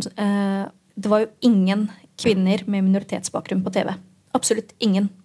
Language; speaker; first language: Norwegian; early bilingual, other home language; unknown